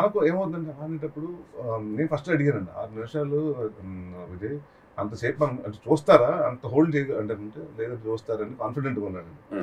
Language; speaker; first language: Telugu; native; Telugu